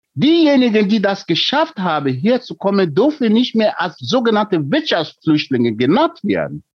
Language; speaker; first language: German; non-native, fluent; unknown